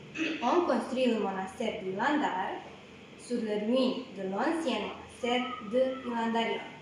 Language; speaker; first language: French; non-native, learner; Serbian